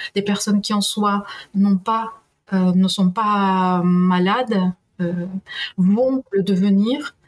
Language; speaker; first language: French; non-native, fluent; Spanish